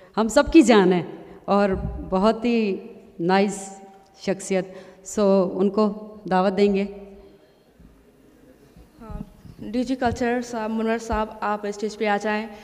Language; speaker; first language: Urdu; non-native, local second language; Sindhi